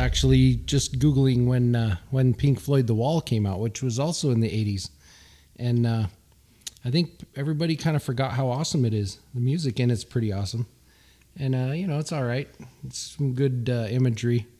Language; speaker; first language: English; early bilingual, other home language; Swedish